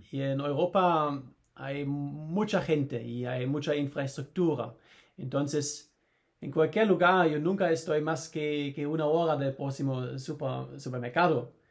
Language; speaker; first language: Spanish; non-native, learner; German